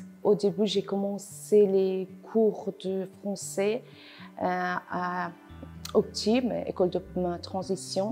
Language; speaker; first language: French; non-native, learner; Persian